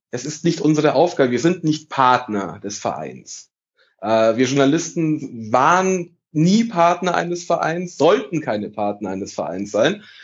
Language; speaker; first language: German; early bilingual, other home language; Italian